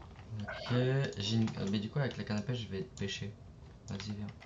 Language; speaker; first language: French; native; French